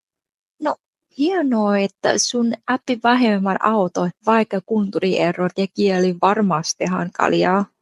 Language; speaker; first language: Finnish; non-native, fluent; Vietnamese